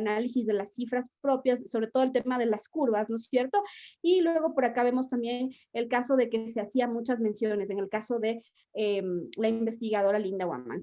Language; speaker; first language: Spanish; native; Spanish